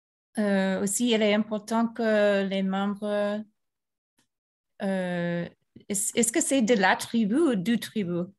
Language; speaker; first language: French; non-native, fluent; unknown